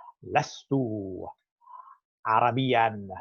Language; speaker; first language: Arabic; non-native, fluent; English